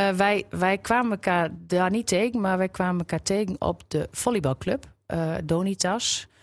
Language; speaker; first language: Dutch; native; Dutch